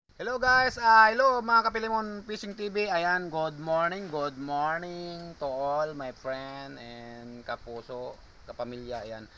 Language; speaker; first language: Filipino; native; Filipino